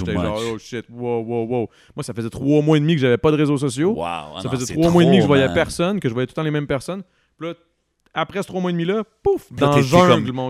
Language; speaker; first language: French; native; French